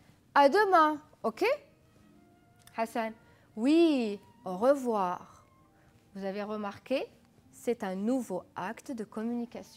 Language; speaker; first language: French; non-native, fluent; Arabic